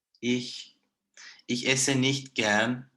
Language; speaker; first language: German; non-native, learner; Turkish